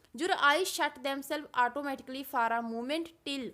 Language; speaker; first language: English; non-native, local second language; Punjabi